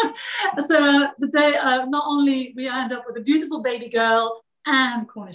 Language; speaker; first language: English; non-native, fluent; French